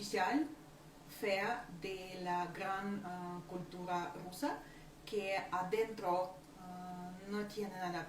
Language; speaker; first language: Spanish; non-native, fluent; Ukrainian